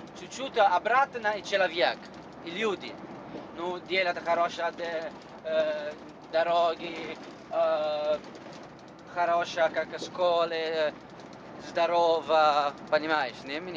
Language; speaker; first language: Russian; non-native, learner; Italian